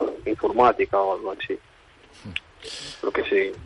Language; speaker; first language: Catalan; non-native, fluent; Ukrainian